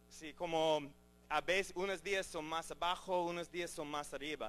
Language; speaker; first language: Spanish; non-native, learner; English